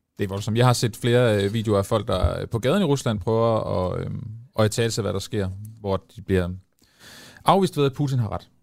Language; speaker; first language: Danish; native; Danish